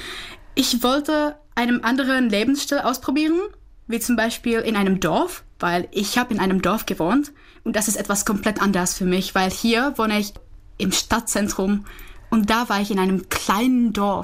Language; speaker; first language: German; non-native, fluent; Czech